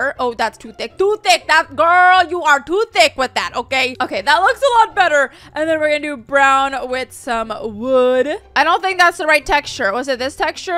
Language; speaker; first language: English; native; English